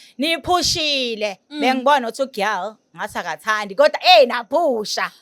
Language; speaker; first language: Zulu; native; Zulu